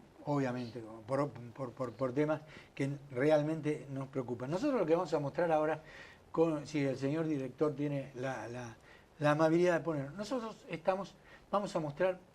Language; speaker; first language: Spanish; native; Spanish